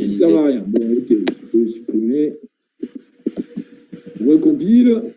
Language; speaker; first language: French; native; French